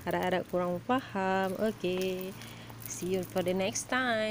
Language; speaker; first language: English; non-native, local second language; Malay